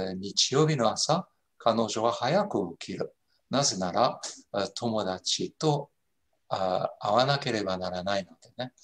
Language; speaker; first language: Japanese; non-native, fluent; French